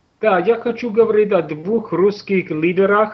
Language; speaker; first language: Russian; non-native, learner; English